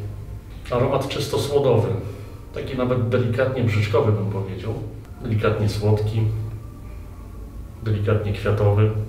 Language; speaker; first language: Polish; native; Polish